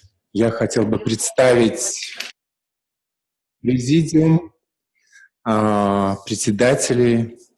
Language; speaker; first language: Russian; native; Russian